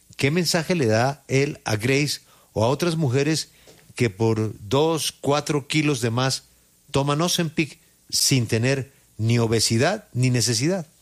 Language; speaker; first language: Spanish; native; Spanish